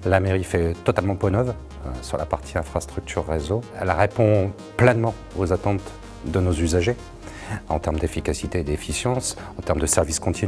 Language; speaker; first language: French; native; French